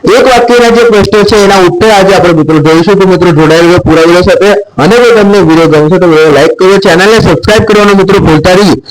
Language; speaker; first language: Gujarati; non-native, local second language; Marathi